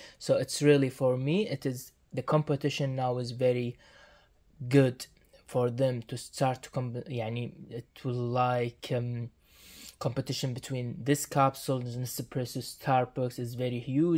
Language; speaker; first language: English; non-native, fluent; Arabic